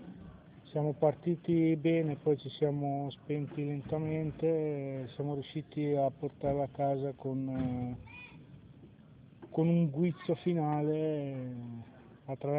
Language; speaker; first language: Italian; native; Italian